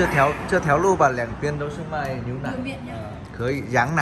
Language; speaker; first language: Chinese; non-native, fluent; Vietnamese